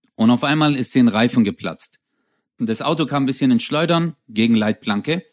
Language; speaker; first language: German; early bilingual, other home language; Turkish